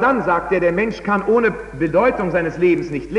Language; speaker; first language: German; native; German